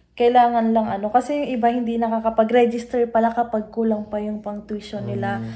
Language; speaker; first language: Filipino; native; Filipino